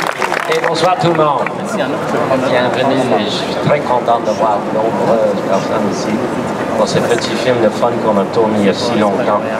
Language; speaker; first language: French; non-native, local second language; English